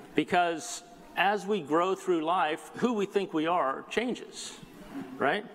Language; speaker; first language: English; native; English